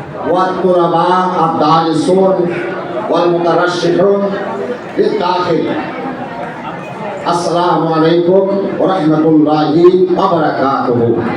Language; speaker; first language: Arabic; non-native, fluent; Bangla